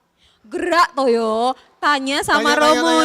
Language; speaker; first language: Indonesian; native; Indonesian